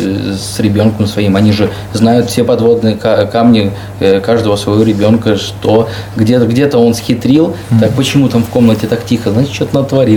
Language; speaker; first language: Russian; native; Russian